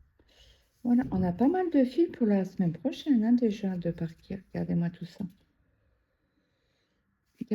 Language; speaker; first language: French; native; French